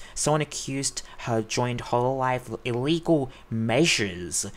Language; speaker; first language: English; native; English